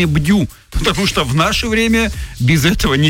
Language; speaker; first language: Russian; native; Russian